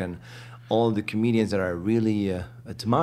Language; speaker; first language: English; non-native, fluent; Arabic